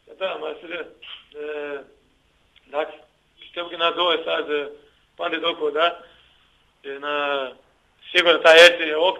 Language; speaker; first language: Greek; non-native, learner; Portuguese